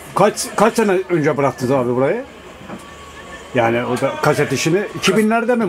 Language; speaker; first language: Turkish; native; Turkish